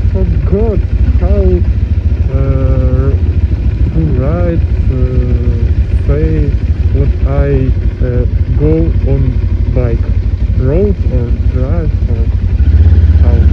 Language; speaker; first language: English; non-native, learner; Russian